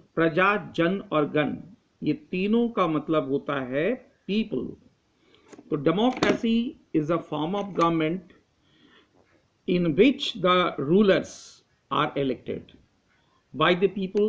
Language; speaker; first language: Hindi; native; Hindi